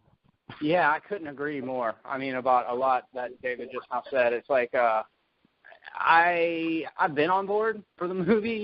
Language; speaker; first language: English; native; English